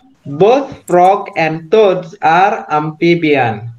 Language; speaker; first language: English; non-native, fluent; Indonesian